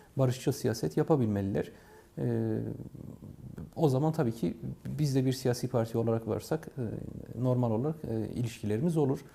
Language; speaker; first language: Turkish; non-native, local second language; Kurdish